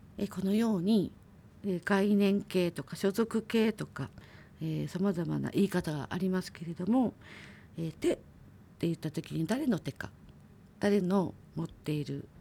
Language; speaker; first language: Japanese; native; Japanese